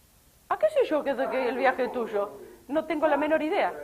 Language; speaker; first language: Spanish; native; Spanish